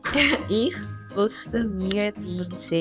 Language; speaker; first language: German; non-native, learner; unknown